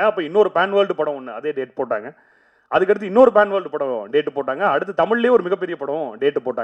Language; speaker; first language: Tamil; native; Tamil